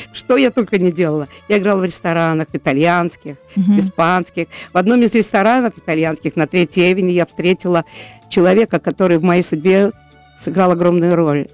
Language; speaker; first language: Russian; native; Russian